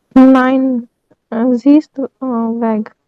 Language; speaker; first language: German; non-native, learner; Hindi